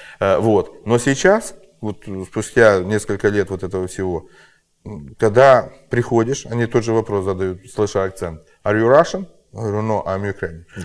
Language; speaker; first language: Russian; native; Russian